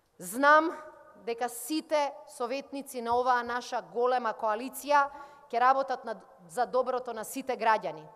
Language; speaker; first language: Macedonian; native; Macedonian